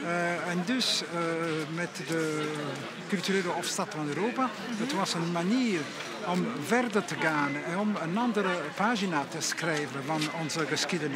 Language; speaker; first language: Dutch; non-native, local second language; French